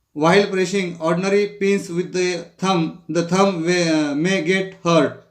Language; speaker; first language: English; non-native, local second language; Marathi